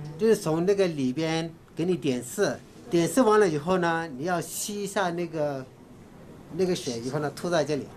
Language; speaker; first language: Chinese; non-native, fluent; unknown